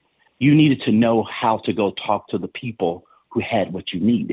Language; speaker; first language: English; native; English